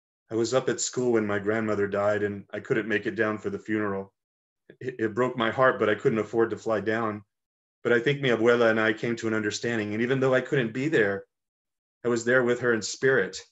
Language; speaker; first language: English; native; English